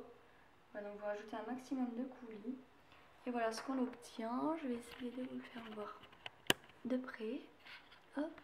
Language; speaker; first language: French; native; French